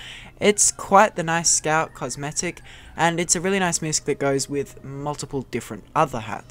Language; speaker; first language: English; native; English